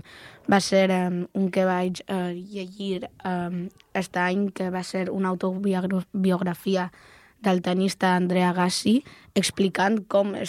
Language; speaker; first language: Catalan; non-native, local second language; Spanish